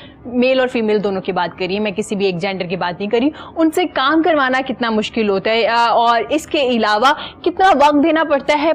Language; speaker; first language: Urdu; native; Urdu